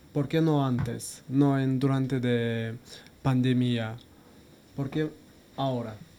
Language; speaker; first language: Spanish; non-native, learner; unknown